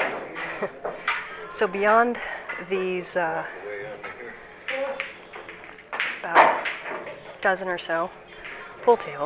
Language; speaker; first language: English; native; English